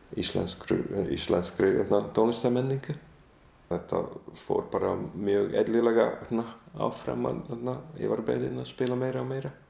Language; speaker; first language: Icelandic; non-native, fluent; Hungarian